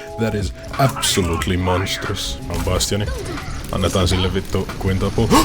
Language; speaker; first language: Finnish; non-native, fluent; English